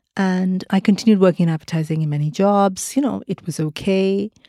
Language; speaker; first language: English; non-native, local second language; Malayalam